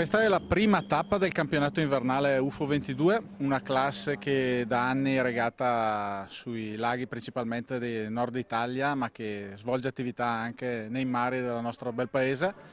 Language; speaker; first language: Italian; native; Italian